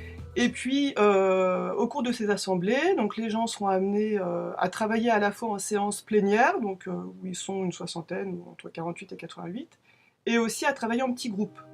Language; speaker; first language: French; native; French